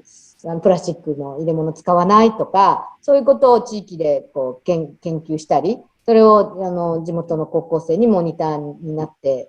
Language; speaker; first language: Japanese; native; Japanese